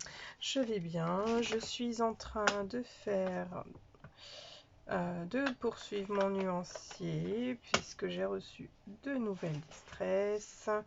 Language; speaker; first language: French; native; French